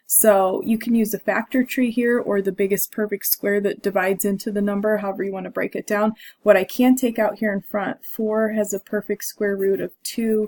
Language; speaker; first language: English; native; English